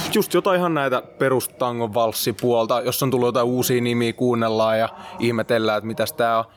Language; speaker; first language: Finnish; native; Finnish